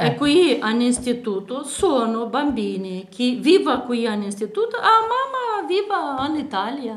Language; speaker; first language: Italian; non-native, learner; Romanian